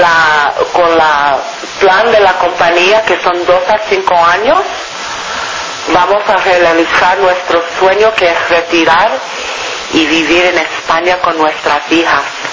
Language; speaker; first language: Spanish; non-native, fluent; English